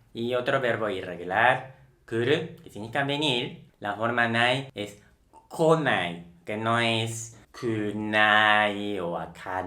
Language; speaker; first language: Spanish; non-native, local second language; Japanese